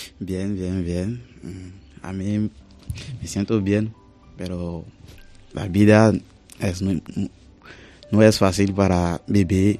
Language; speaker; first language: Spanish; non-native, learner; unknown